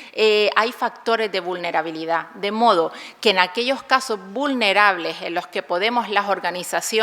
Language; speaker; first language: Spanish; native; Spanish